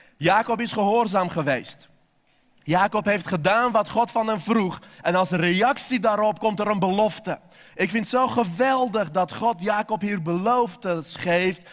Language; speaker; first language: Dutch; non-native, fluent; Armenian